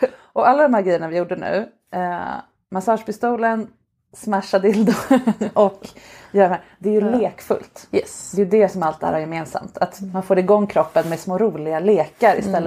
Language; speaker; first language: Swedish; native; Swedish